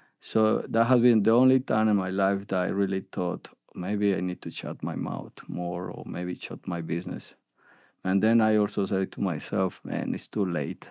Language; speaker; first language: English; non-native, fluent; Spanish